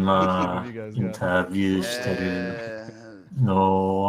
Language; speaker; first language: Japanese; non-native, learner; English